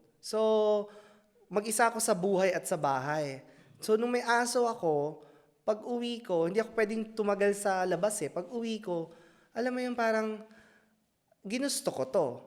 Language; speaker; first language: Filipino; native; Filipino